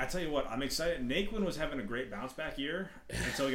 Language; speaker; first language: English; native; English